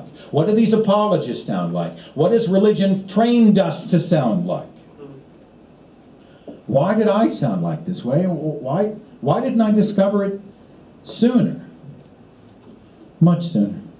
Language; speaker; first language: English; native; English